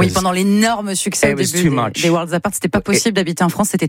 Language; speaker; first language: French; native; French